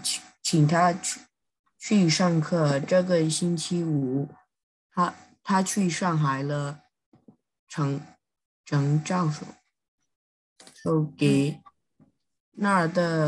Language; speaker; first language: Chinese; non-native, learner; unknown